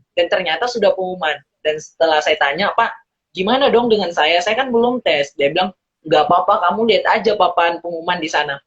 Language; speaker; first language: Indonesian; early bilingual, heritage; Indonesian